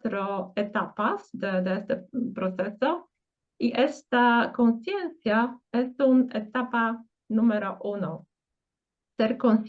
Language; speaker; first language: Spanish; non-native, fluent; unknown